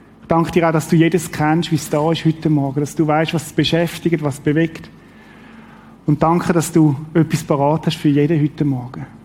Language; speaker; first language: German; native; German